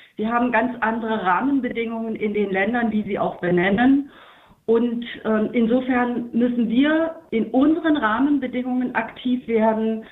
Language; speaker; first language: German; native; German